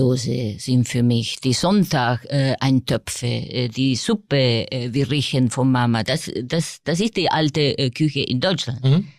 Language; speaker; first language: German; non-native, fluent; Spanish